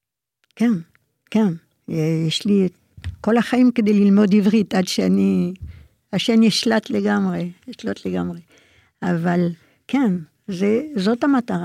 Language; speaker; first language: Hebrew; non-native, fluent; French